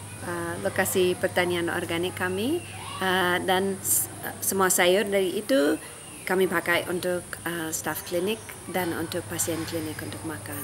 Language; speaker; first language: Indonesian; non-native, fluent; English